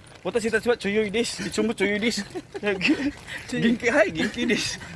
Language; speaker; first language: Japanese; non-native, learner; Cebuano